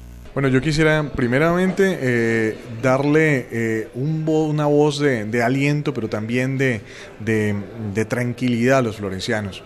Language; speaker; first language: Spanish; native; Spanish